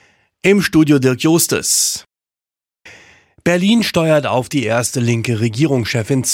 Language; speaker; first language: German; native; German